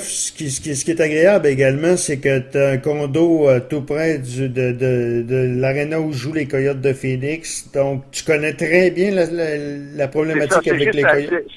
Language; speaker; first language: French; native; French